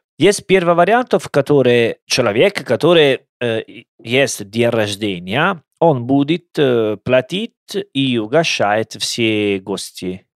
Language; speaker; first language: Russian; non-native, learner; Italian